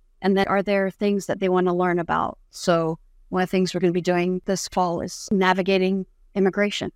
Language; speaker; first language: English; non-native, fluent; Arabic